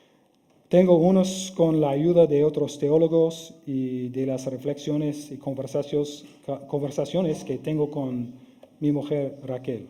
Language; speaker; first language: Spanish; non-native, fluent; English